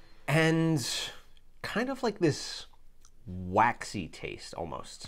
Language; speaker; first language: English; native; English